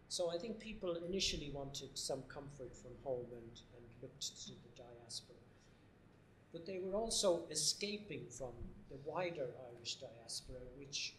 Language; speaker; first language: English; native; English